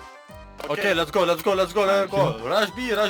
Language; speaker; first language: English; non-native, learner; Lithuanian